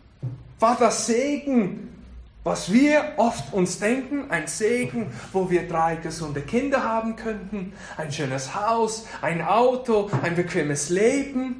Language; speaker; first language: German; non-native, fluent; English